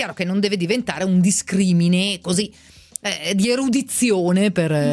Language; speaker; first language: Italian; native; Italian